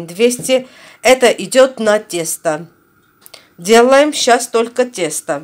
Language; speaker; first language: Russian; non-native, fluent; Armenian